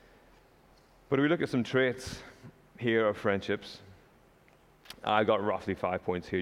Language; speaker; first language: English; native; English